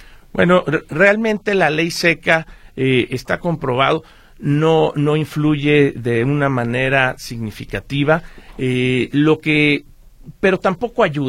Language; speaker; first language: Spanish; native; Spanish